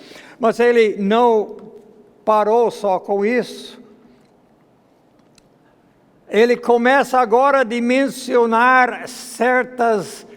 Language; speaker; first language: Portuguese; non-native, fluent; English